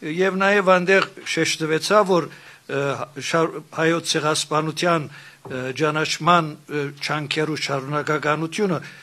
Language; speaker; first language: Armenian; native; Armenian